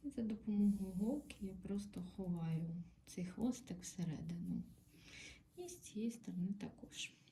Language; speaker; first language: Ukrainian; non-native, local second language; Russian